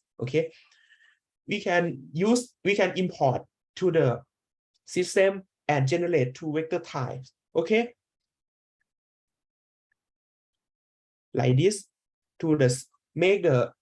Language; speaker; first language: English; non-native, learner; Thai